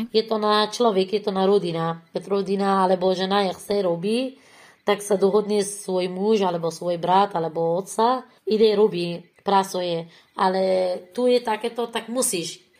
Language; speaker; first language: Slovak; non-native, learner; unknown